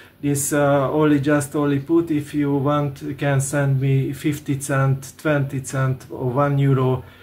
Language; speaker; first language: English; non-native, learner; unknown